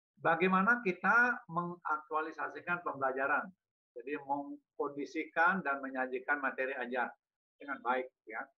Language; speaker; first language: Indonesian; native; Indonesian